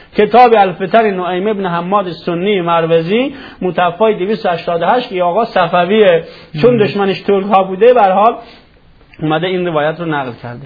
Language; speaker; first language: Persian; native; Persian